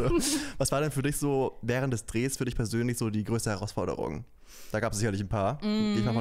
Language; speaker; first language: German; native; German